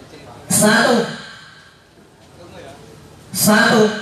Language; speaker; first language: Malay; non-native, local second language; Javanese